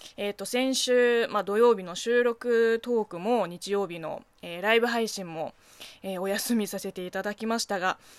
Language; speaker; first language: Japanese; non-native, fluent; Chinese